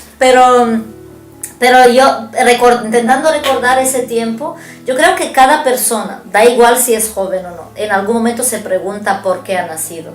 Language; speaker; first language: Spanish; non-native, fluent; Romanian